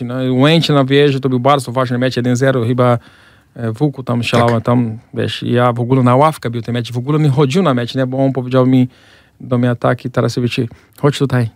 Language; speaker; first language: Polish; non-native, fluent; Portuguese